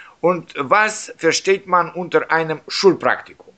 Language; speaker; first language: German; non-native, learner; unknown